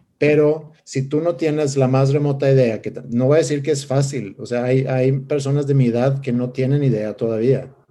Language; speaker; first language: Spanish; non-native, fluent; Swedish